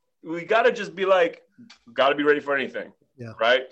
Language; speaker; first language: English; early bilingual, other home language; Armenian